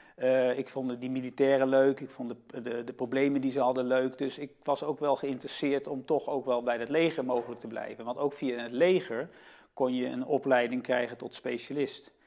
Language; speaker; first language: Dutch; native; Dutch